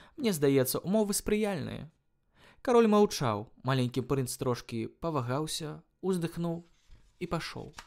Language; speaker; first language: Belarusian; native; Belarusian